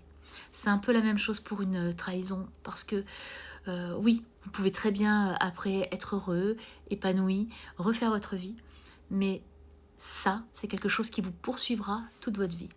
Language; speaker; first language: French; native; French